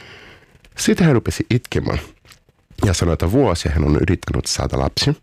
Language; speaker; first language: Finnish; non-native, learner; Portuguese